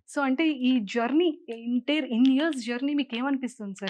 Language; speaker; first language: Telugu; native; Telugu